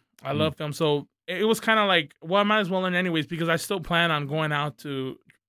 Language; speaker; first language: English; native; English